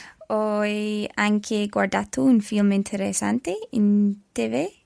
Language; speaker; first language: Italian; non-native, learner; English